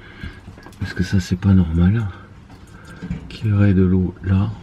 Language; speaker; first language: French; native; French